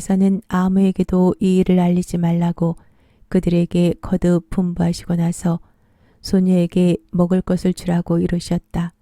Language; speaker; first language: Korean; native; Korean